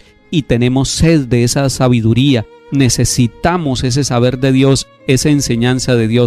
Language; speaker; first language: Spanish; native; Spanish